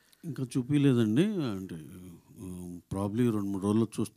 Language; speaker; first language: Telugu; native; Telugu